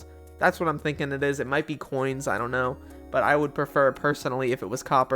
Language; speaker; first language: English; native; English